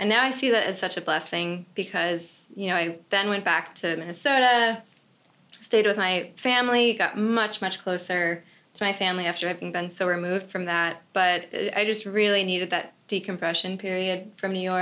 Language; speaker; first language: English; native; English